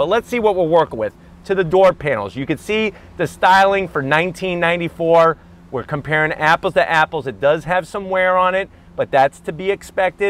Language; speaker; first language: English; native; English